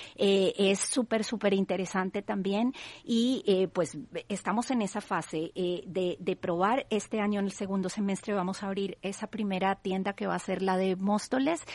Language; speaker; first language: Spanish; native; Spanish